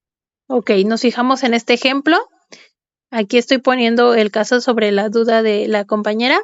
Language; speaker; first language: Spanish; native; Spanish